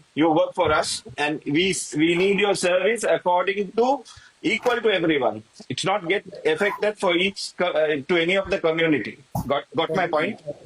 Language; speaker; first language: English; non-native, local second language; Tamil